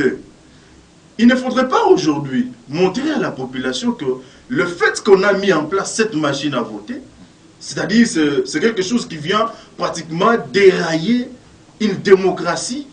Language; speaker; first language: French; non-native, local second language; Lingala